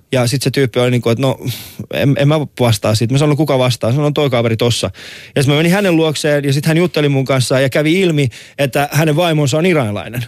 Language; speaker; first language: Finnish; early bilingual, other home language; Persian